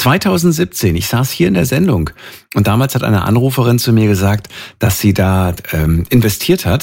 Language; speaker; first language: German; native; German